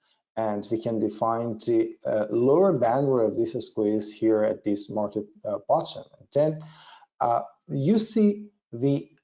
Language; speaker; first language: English; non-native, fluent; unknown